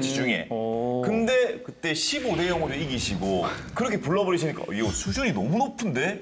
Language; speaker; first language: Korean; native; Korean